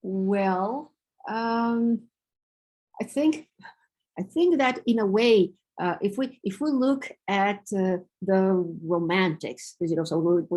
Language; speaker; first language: English; non-native, fluent; Romanian